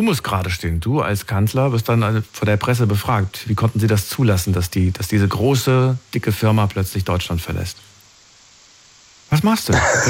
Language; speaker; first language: German; native; German